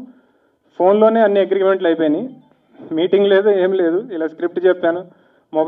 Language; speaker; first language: Telugu; native; Telugu